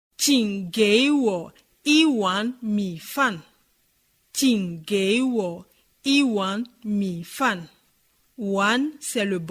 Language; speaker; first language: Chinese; non-native, learner; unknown